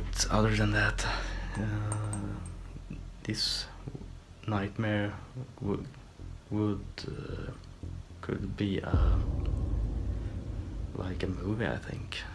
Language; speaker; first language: English; non-native, fluent; Swedish